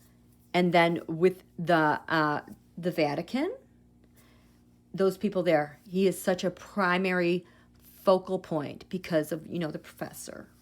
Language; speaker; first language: English; native; English